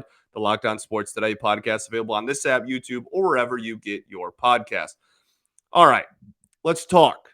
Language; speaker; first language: English; native; English